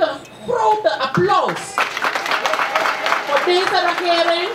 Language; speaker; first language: Dutch; non-native, local second language; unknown